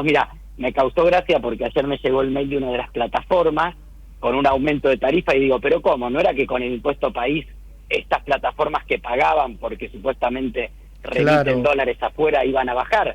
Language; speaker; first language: Spanish; native; Spanish